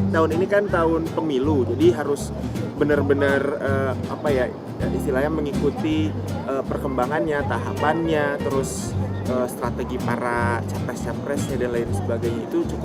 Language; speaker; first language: Indonesian; native; Indonesian